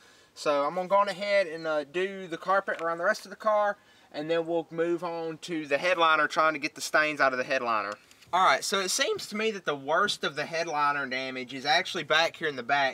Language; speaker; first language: English; native; English